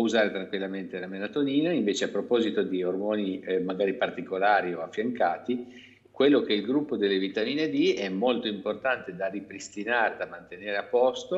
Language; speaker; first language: Italian; native; Italian